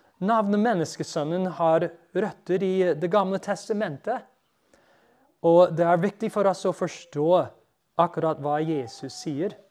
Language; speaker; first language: Norwegian; non-native, fluent; English